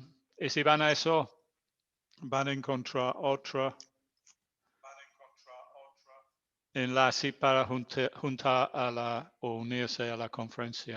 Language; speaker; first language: Spanish; non-native, fluent; English